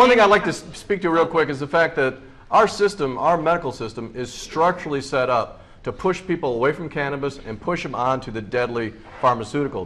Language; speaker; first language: English; native; English